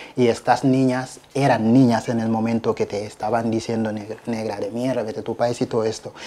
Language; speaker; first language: Spanish; non-native, fluent; Wolof